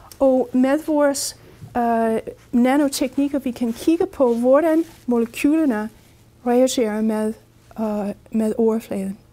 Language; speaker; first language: Danish; non-native, fluent; English